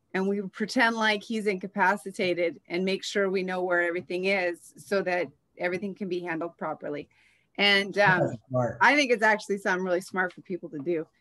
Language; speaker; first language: English; native; English